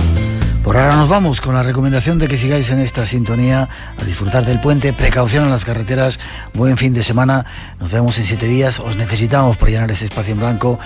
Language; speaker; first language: Spanish; native; Spanish